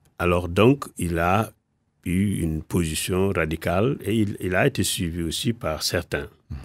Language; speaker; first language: French; non-native, local second language; Wolof